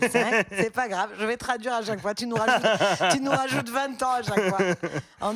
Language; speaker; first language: French; native; French